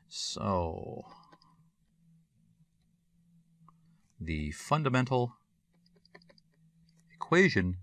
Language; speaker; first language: English; native; English